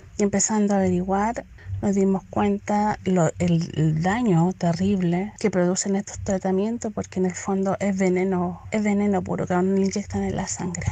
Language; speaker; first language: Spanish; native; Spanish